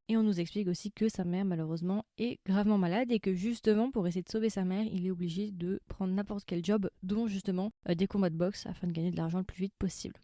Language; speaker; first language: French; native; French